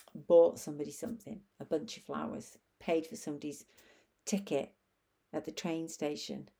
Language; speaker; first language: English; native; English